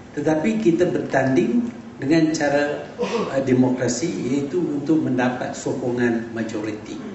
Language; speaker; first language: Malay; native; Malay